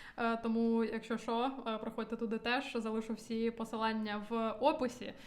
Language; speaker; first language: Ukrainian; non-native, local second language; Russian